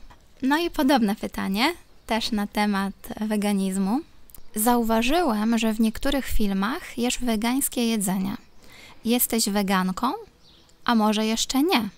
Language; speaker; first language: Polish; non-native, local second language; Ukrainian